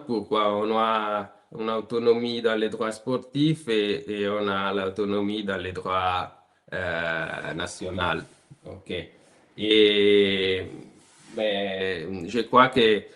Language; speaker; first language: French; non-native, learner; Italian